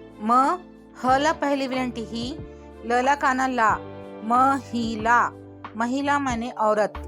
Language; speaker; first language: Urdu; native; Urdu